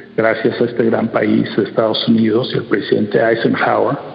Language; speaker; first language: Spanish; early bilingual, heritage; Spanish